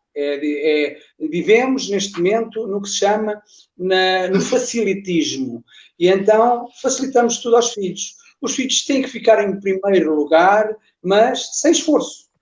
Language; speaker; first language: Portuguese; native; Portuguese